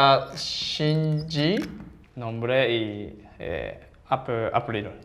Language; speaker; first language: Spanish; non-native, learner; Japanese